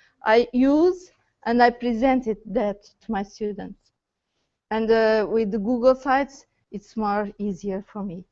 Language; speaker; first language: English; non-native, learner; Portuguese